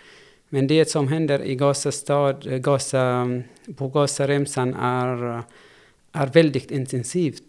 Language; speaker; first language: Swedish; non-native, fluent; Arabic